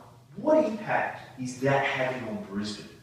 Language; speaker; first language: English; native; English